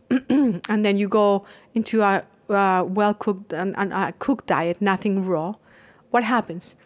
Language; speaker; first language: English; non-native, fluent; Spanish